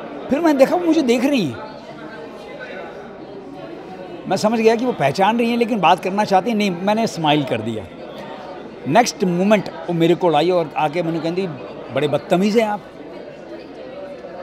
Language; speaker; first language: Hindi; non-native, local second language; Punjabi